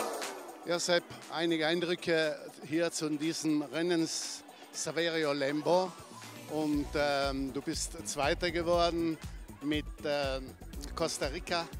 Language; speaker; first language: German; native; German